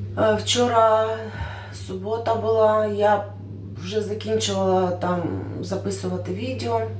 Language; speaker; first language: Ukrainian; non-native, local second language; Russian